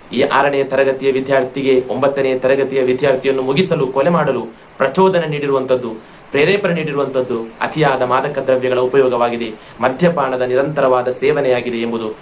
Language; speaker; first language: Kannada; non-native, local second language; Malayalam